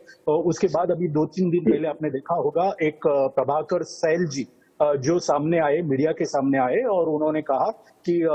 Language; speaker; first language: Hindi; native; Hindi